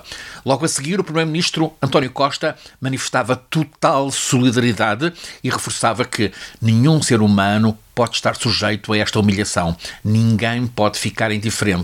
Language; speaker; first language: Portuguese; native; Portuguese